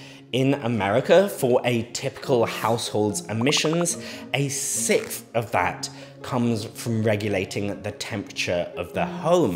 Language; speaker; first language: English; native; English